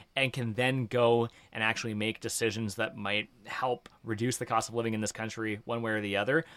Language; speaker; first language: English; native; English